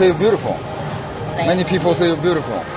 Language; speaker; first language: English; non-native, learner; Korean